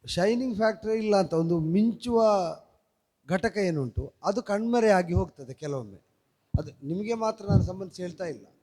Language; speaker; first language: Kannada; native; Kannada